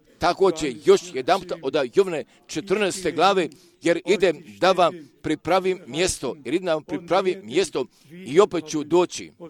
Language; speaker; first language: Croatian; early bilingual, heritage; Croatian